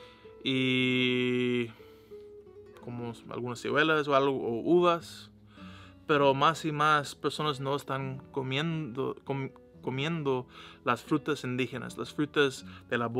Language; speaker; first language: Spanish; non-native, learner; English